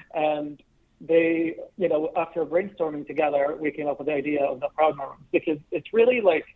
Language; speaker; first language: English; non-native, fluent; Arabic